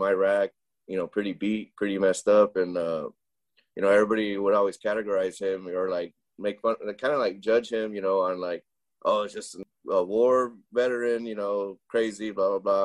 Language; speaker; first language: English; early bilingual, other home language; Spanish